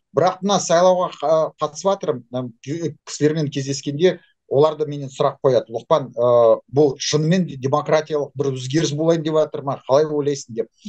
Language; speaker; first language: Kazakh; non-native, local second language; Russian